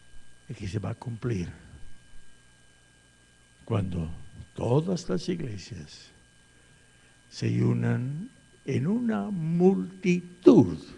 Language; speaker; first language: Spanish; non-native, fluent; English